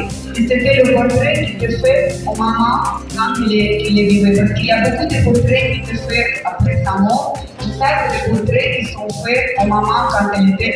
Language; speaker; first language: French; non-native, fluent; Russian